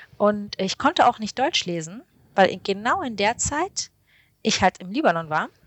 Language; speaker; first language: German; early bilingual, other home language; Arabic